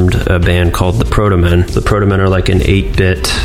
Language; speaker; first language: English; native; English